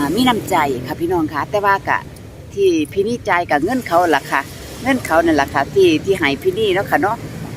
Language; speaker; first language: Thai; non-native, local second language; Northeastern Thai